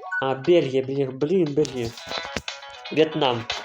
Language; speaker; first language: Russian; non-native, local second language; Ukrainian